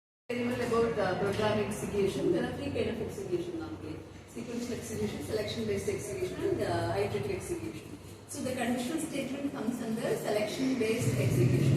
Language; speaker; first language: English; non-native, local second language; Tamil